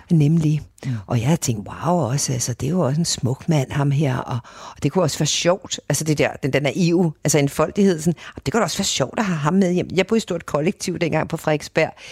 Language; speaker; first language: Danish; native; Danish